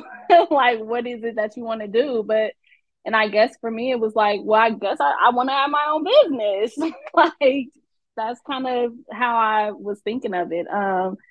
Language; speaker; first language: English; native; English